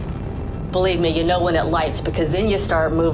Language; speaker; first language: English; native; English